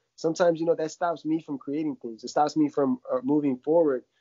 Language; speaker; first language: English; early bilingual, other home language; Russian